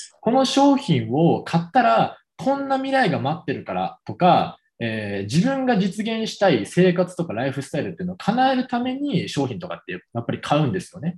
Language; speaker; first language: Japanese; native; Japanese